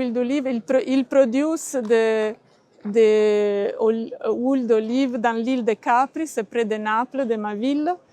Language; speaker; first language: French; non-native, learner; Italian